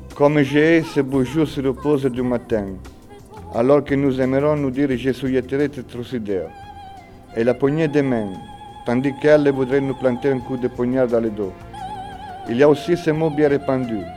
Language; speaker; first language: French; non-native, fluent; Italian